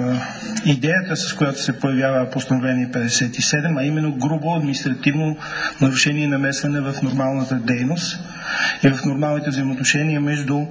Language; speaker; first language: Bulgarian; native; Bulgarian